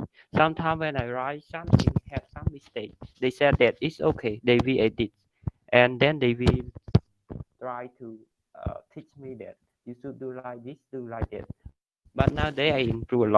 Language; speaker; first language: English; non-native, learner; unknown